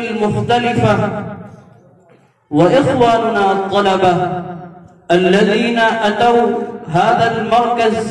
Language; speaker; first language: Arabic; non-native, fluent; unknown